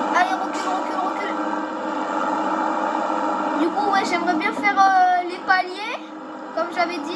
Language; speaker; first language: French; native; French